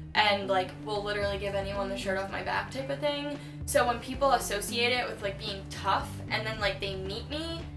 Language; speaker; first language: English; native; English